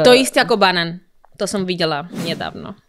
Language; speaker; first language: Slovak; non-native, learner; Spanish